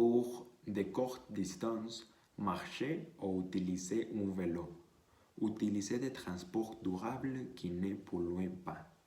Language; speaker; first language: French; non-native, learner; Spanish